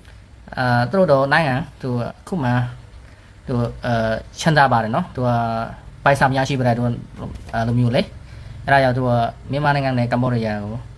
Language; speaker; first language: Burmese; non-native, learner; Khmer